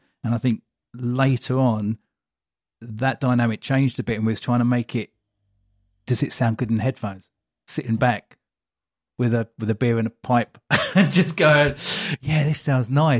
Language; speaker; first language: English; native; English